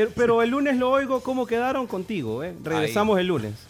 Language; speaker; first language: Spanish; native; Spanish